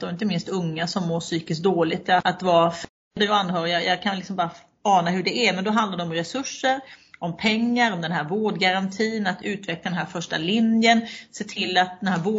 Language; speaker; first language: Swedish; native; Swedish